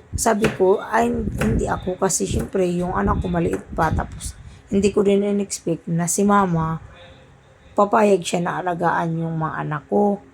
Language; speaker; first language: Filipino; non-native, local second language; Cebuano